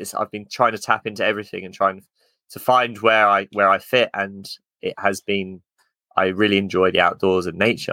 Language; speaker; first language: English; native; English